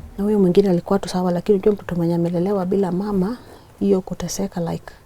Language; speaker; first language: Swahili; non-native, local second language; Luo (Kenya and Tanzania)